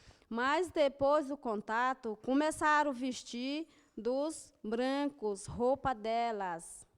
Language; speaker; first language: Portuguese; non-native, local second language; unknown